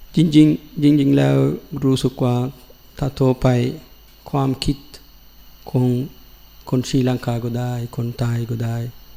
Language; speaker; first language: Thai; non-native, learner; Sinhala